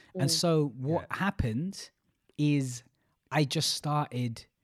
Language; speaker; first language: English; native; English